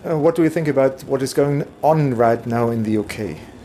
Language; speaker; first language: English; non-native, fluent; German